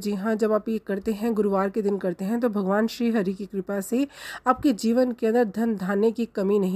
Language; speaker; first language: Hindi; native; Hindi